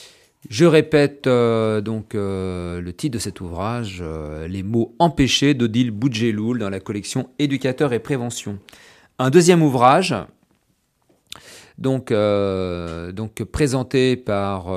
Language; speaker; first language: French; native; French